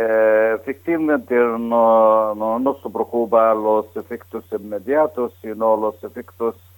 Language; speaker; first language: Spanish; non-native, fluent; Arabic